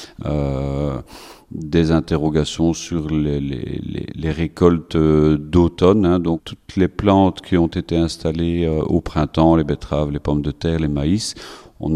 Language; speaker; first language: French; native; French